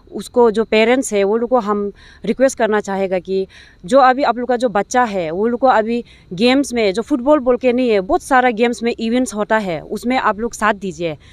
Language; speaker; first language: Hindi; non-native, local second language; Nyishi